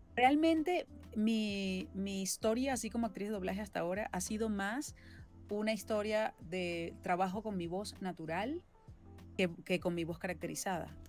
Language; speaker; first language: Spanish; native; Spanish